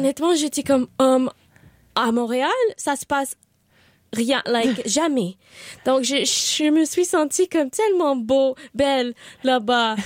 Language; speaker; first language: French; non-native, learner; English